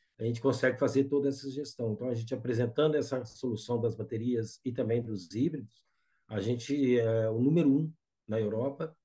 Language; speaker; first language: Portuguese; native; Portuguese